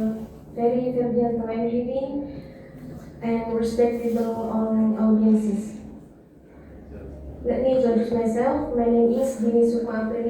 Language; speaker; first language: English; non-native, fluent; Indonesian